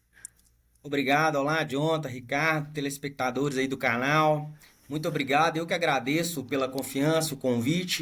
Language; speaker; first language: Portuguese; native; Portuguese